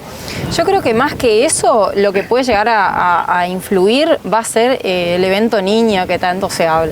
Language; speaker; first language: Spanish; native; Spanish